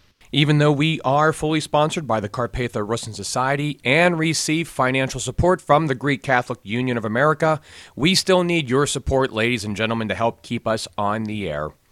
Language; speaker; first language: English; native; English